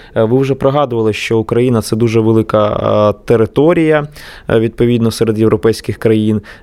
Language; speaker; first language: Ukrainian; native; Ukrainian